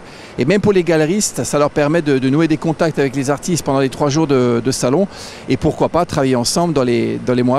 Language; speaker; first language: French; native; French